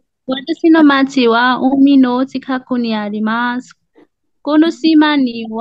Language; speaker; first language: Japanese; non-native, learner; Nepali